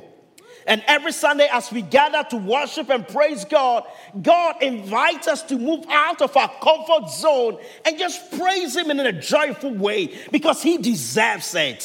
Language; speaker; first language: English; non-native, local second language; Akan